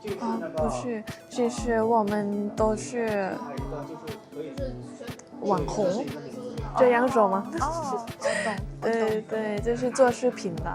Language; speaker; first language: Chinese; non-native, learner; Thai